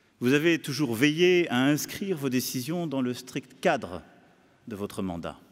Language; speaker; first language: French; native; French